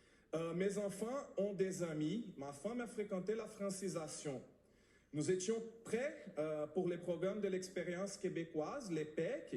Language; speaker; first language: French; non-native, fluent; Portuguese